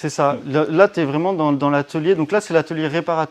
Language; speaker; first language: French; native; French